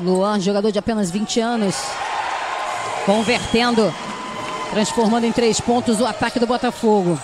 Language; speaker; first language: Portuguese; native; Portuguese